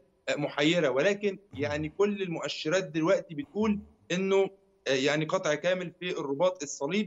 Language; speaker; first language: Arabic; native; Arabic